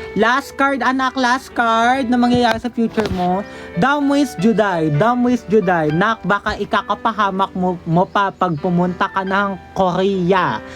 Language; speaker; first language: Filipino; native; Filipino